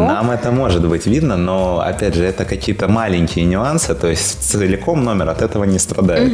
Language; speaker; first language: Russian; native; Russian